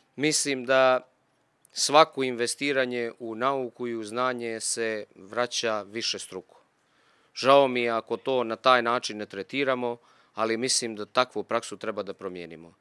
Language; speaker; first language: Bosnian; non-native, local second language; Albanian